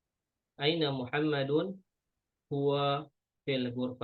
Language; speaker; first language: Arabic; non-native, fluent; Indonesian